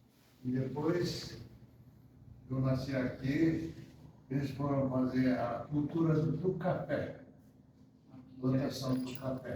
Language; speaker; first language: Portuguese; early bilingual, other home language; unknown